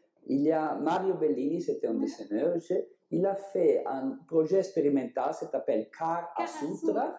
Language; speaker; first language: French; non-native, learner; Italian